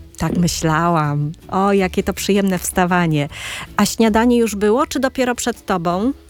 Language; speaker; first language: Polish; native; Polish